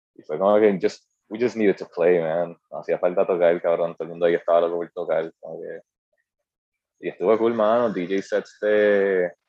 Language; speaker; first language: Spanish; native; Spanish